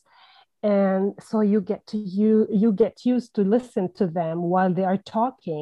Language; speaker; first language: English; non-native, fluent; Arabic